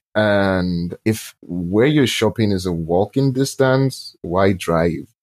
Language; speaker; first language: English; non-native, local second language; Yoruba